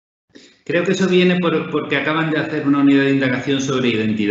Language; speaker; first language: Spanish; native; Spanish